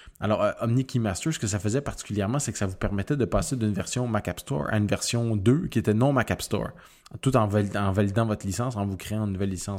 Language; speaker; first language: French; native; French